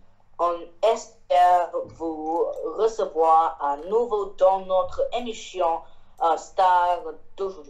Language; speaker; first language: French; non-native, learner; Chinese